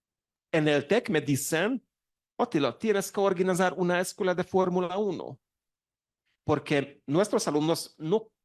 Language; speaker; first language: Spanish; non-native, learner; Hungarian